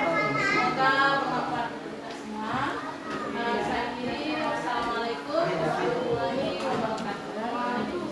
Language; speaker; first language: Indonesian; native; Indonesian